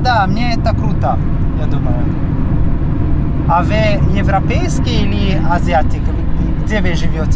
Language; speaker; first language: Russian; non-native, learner; English